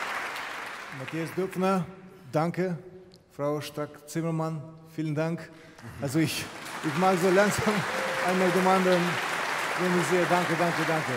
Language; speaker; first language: German; non-native, fluent; Ukrainian